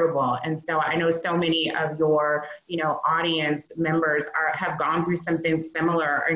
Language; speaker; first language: English; native; English